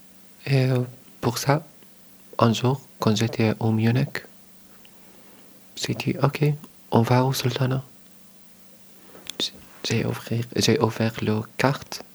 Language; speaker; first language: French; non-native, learner; Arabic